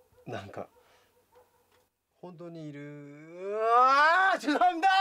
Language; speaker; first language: Korean; native; Korean